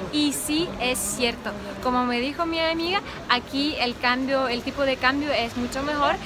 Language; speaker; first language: Spanish; non-native, fluent; Ukrainian